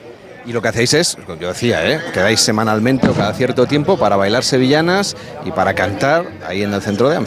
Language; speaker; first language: Spanish; native; Spanish